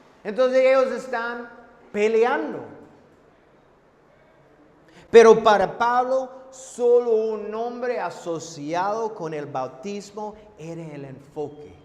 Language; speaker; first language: Spanish; non-native, fluent; English